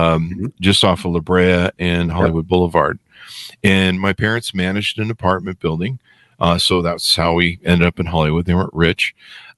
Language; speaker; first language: English; native; English